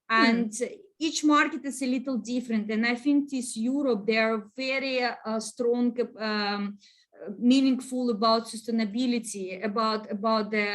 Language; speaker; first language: English; non-native, learner; Russian